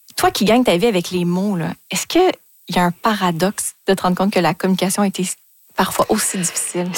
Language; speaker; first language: French; native; French